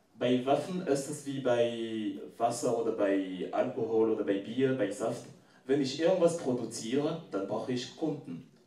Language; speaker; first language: German; non-native, fluent; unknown